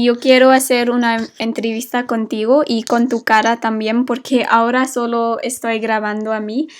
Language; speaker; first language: Spanish; non-native, fluent; English